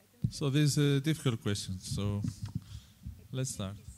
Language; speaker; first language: English; non-native, fluent; Greek